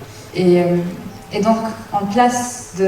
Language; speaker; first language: French; non-native, fluent; Arabic